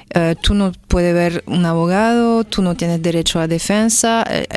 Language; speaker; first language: Spanish; non-native, fluent; French